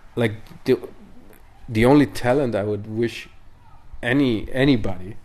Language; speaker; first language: English; non-native, fluent; Italian